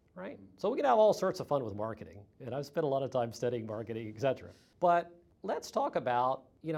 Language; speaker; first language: English; native; English